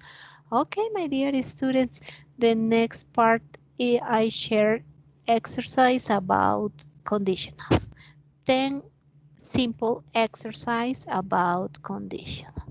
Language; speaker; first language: English; non-native, learner; Spanish